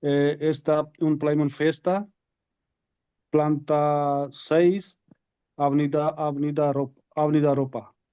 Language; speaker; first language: Spanish; non-native, learner; Urdu